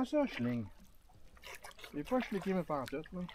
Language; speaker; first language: French; native; French